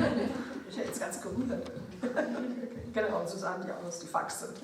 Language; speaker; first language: German; native; German